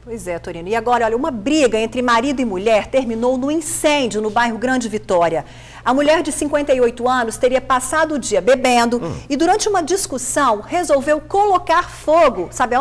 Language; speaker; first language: Portuguese; native; Portuguese